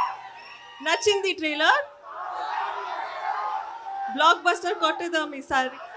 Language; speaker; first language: Telugu; non-native, learner; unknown